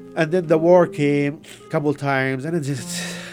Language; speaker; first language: English; non-native, fluent; Arabic